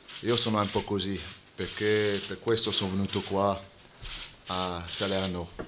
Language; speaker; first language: Italian; non-native, fluent; French